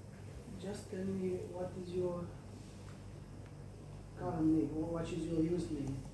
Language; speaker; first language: English; non-native, fluent; Romanian